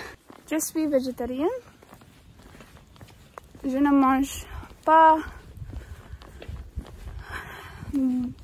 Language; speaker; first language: French; non-native, learner; English